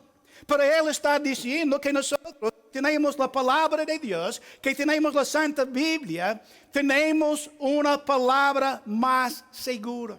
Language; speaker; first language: Spanish; non-native, fluent; English